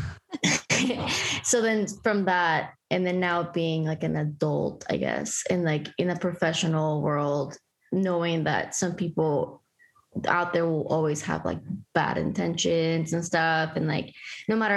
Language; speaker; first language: English; early bilingual, other home language; Spanish